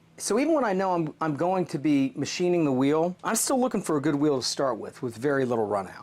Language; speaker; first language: English; native; English